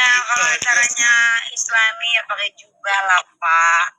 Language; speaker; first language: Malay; non-native, local second language; Javanese